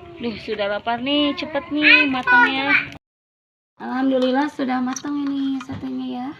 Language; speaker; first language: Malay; non-native, local second language; Sundanese